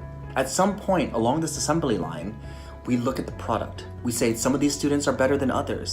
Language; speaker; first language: English; native; English